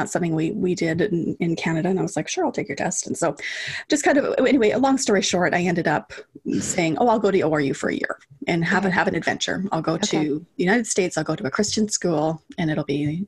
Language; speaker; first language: English; native; English